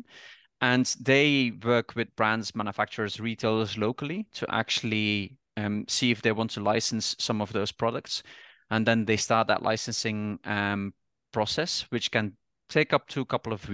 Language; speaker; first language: English; non-native, fluent; Dutch